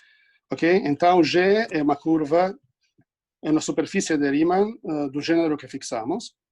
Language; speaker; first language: Portuguese; non-native, fluent; Italian